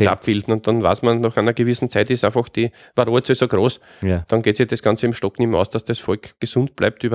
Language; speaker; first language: German; native; German